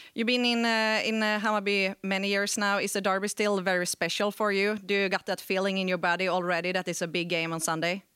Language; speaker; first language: English; non-native, fluent; Swedish